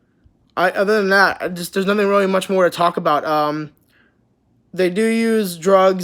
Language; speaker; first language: English; native; English